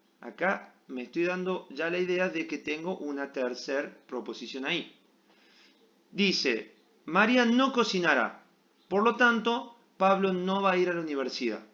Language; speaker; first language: Spanish; native; Spanish